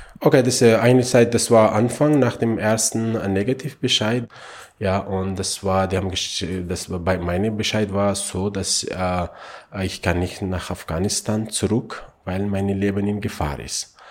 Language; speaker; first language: German; non-native, learner; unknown